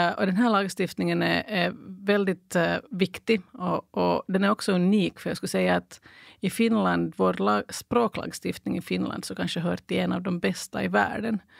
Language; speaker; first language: Swedish; native; Swedish